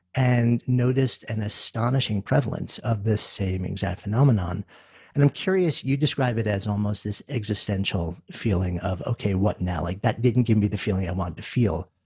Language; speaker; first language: English; native; English